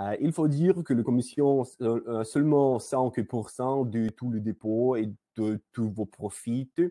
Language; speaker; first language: French; non-native, learner; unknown